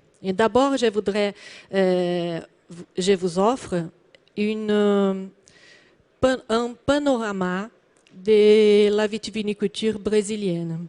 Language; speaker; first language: French; non-native, learner; Portuguese